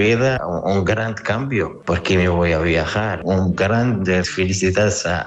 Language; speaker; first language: Spanish; non-native, learner; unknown